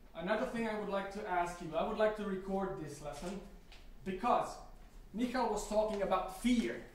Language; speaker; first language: English; non-native, fluent; Slovak